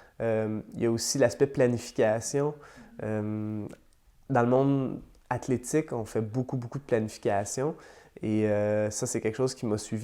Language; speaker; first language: French; native; French